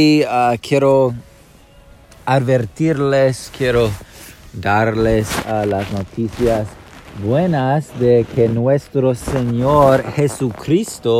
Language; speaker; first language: Spanish; non-native, fluent; English